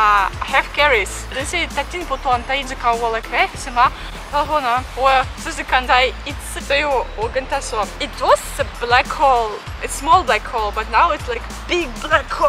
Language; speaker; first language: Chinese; non-native, learner; Russian